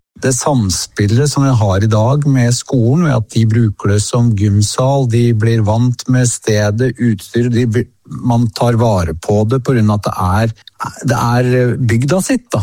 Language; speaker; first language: Norwegian; native; Norwegian